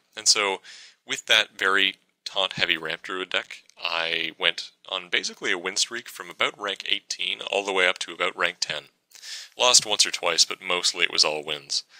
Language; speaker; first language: English; native; English